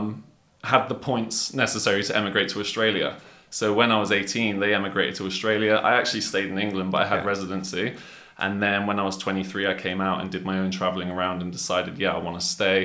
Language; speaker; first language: English; native; English